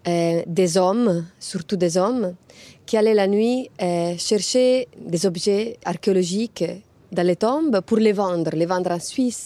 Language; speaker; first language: French; non-native, fluent; Italian